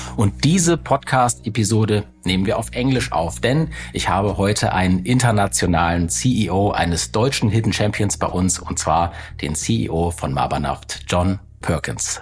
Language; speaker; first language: German; native; German